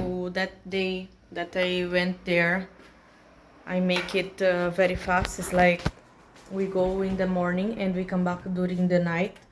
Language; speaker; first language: English; non-native, learner; Portuguese